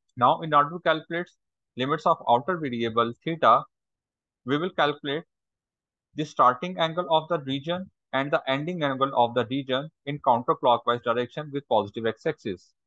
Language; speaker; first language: English; non-native, local second language; Urdu